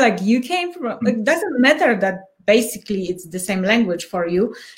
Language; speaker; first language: English; non-native, fluent; Polish